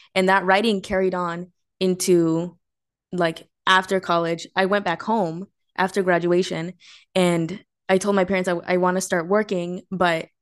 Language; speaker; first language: English; early bilingual, other home language; Spanish